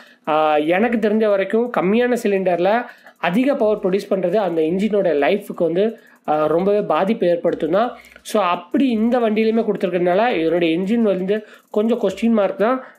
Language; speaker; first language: Tamil; native; Tamil